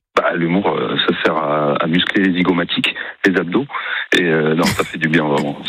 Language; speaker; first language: French; native; French